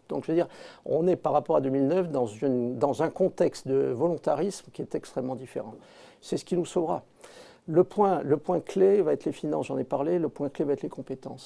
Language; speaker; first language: French; native; French